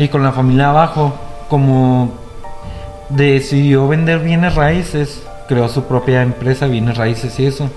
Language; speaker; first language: Spanish; native; Spanish